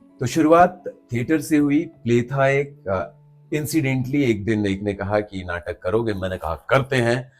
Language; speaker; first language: Hindi; native; Hindi